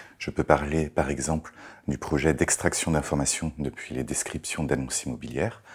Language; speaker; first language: French; native; French